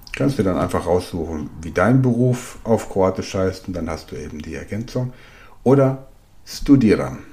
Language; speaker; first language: German; native; German